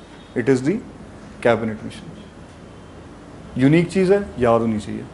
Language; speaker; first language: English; non-native, local second language; Hindi